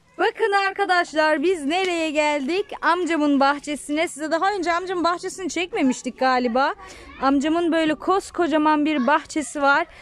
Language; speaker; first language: Turkish; early bilingual, heritage; Turkish